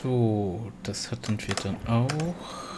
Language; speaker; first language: German; non-native, local second language; Luxembourgish